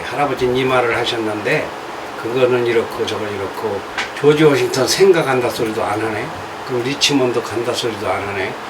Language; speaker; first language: Korean; native; Korean